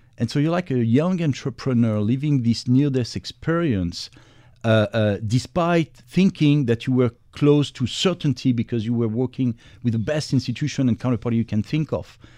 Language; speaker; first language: English; non-native, fluent; French